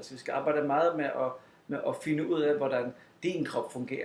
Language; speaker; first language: Danish; non-native, fluent; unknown